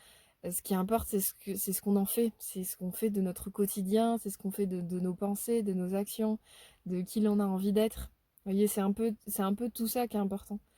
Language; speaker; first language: French; native; French